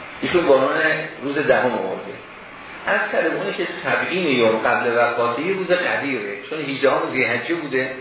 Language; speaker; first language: Persian; native; Persian